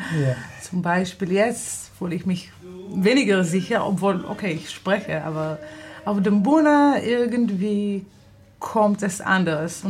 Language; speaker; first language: German; non-native, fluent; Hebrew